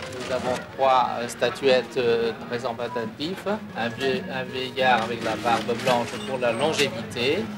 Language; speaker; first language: French; non-native, fluent; Cantonese